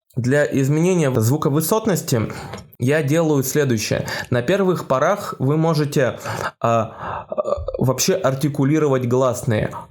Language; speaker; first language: Russian; native; Russian